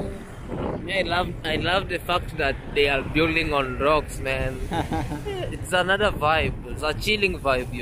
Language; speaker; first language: English; non-native, local second language; Swahili